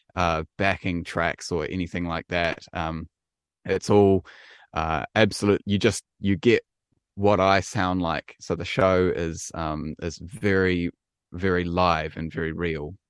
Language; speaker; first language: English; native; English